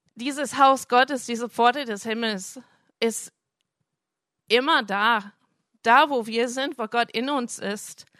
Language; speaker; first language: German; non-native, fluent; English